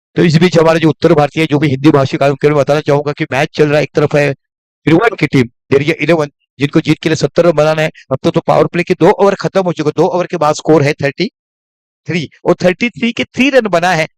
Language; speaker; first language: Hindi; non-native, local second language; Marathi